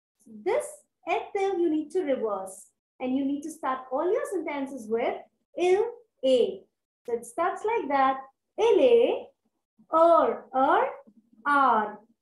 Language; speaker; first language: English; non-native, local second language; Hindi